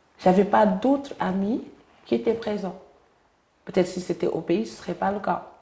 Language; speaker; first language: French; non-native, local second language; Wolof